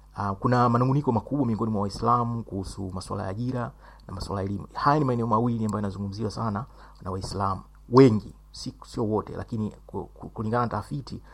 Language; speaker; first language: Swahili; native; Swahili